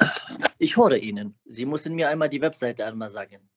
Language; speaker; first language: German; native; German